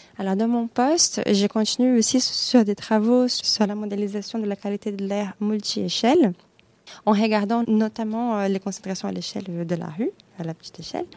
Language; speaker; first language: French; non-native, fluent; Portuguese